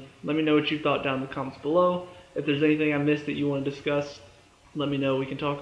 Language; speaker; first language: English; native; English